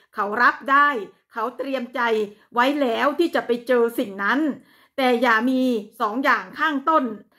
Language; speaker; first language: Thai; native; Thai